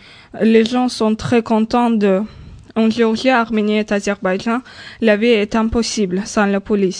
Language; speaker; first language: French; non-native, learner; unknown